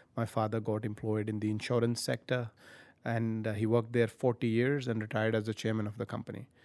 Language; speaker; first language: English; non-native, local second language; Punjabi